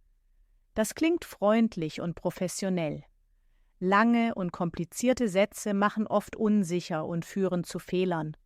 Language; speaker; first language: German; native; German